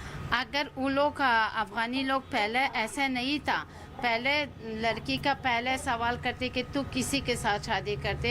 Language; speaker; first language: Hindi; non-native, learner; Persian